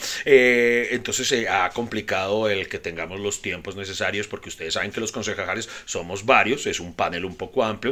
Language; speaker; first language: Spanish; native; Spanish